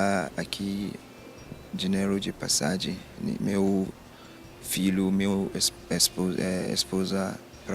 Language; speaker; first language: Portuguese; non-native, learner; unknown